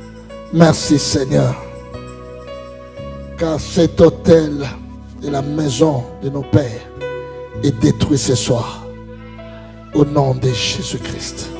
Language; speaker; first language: French; non-native, local second language; Lingala